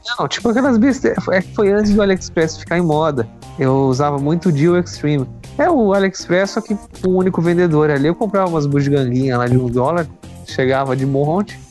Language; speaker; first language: Portuguese; native; Portuguese